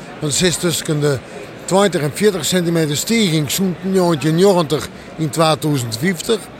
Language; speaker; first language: Dutch; non-native, local second language; Western Frisian